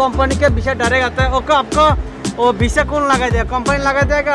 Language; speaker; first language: Hindi; non-native, fluent; Bangla